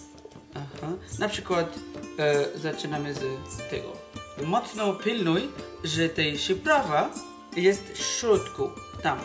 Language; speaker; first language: Polish; non-native, learner; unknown